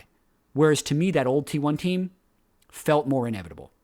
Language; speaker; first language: English; native; English